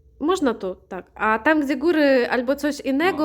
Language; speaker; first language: Polish; non-native, learner; Ukrainian